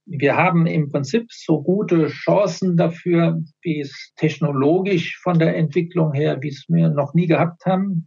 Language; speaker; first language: German; native; German